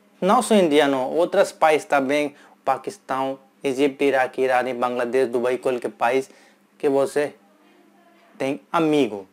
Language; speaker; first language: Portuguese; non-native, learner; Hindi